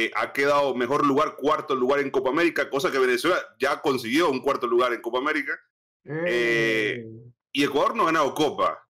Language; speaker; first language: Spanish; native; Spanish